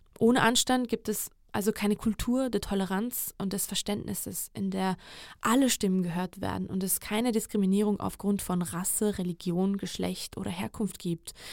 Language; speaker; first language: German; non-native, fluent; Georgian